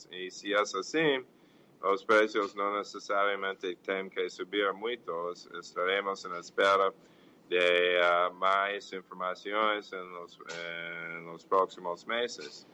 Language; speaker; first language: Portuguese; non-native, fluent; English